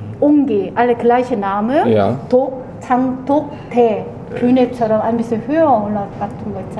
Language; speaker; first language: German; non-native, learner; Korean